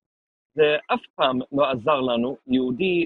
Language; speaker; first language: Hebrew; non-native, fluent; English